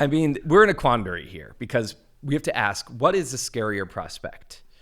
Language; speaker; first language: English; native; English